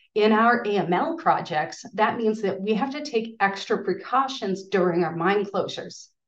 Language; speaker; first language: English; native; English